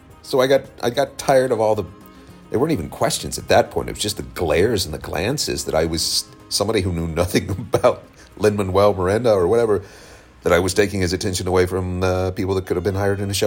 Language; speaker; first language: English; native; English